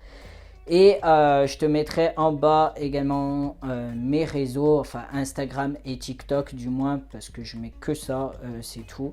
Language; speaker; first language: French; native; French